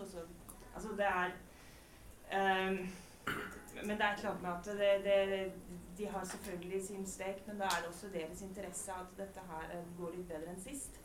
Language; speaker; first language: Norwegian; native; Norwegian